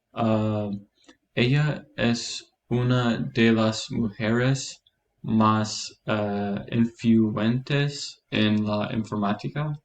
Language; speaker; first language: Spanish; non-native, learner; English